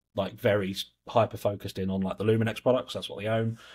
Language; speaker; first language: English; native; English